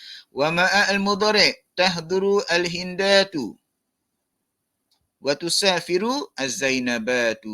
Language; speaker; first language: Arabic; non-native, fluent; Malay